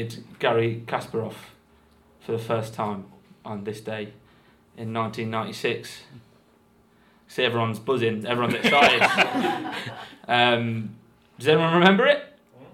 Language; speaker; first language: English; native; English